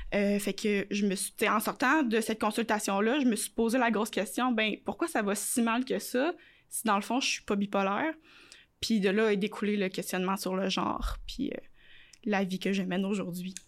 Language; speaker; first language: French; native; French